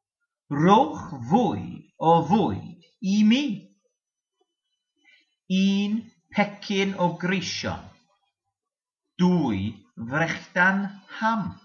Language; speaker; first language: Welsh; non-native, learner; English